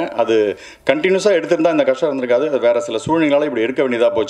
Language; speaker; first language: Tamil; native; Tamil